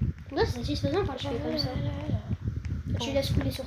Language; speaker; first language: French; native; French